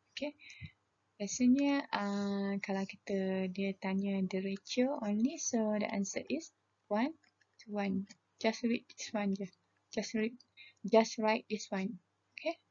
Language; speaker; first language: English; non-native, local second language; Malay